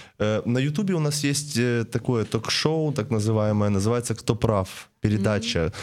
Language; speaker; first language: Russian; native; Russian